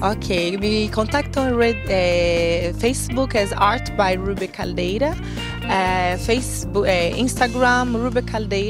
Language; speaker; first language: Spanish; non-native, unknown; Portuguese